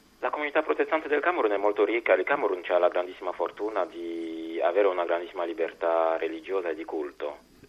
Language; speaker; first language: Italian; non-native, fluent; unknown